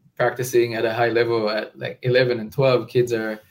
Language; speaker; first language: English; non-native, fluent; Hebrew